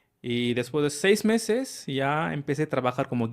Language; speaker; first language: Spanish; non-native, fluent; Hindi